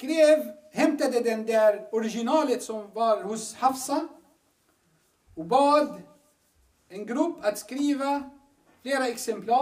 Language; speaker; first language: Swedish; non-native, fluent; Arabic